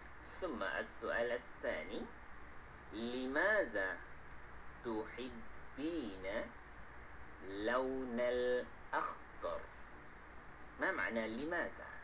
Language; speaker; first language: Arabic; non-native, fluent; Malay